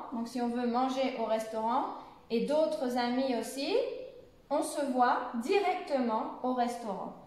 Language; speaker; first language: French; native; French